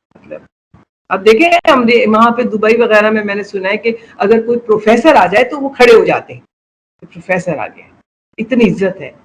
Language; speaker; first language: Urdu; native; Urdu